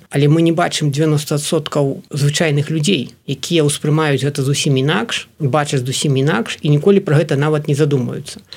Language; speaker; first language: Belarusian; non-native, local second language; Russian